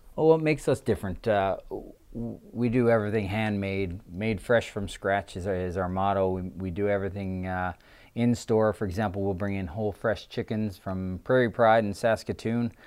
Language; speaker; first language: English; native; English